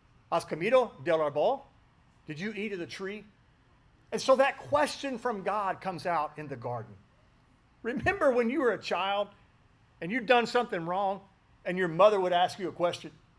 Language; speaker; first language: English; native; English